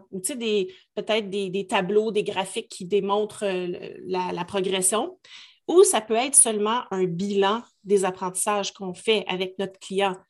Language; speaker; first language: French; native; French